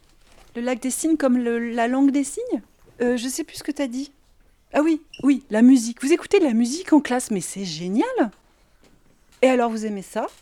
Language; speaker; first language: French; native; French